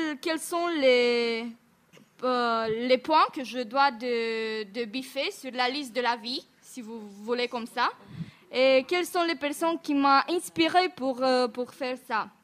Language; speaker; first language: French; non-native, fluent; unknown